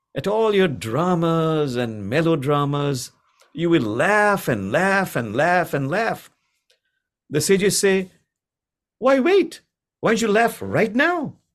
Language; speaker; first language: English; non-native, local second language; Bangla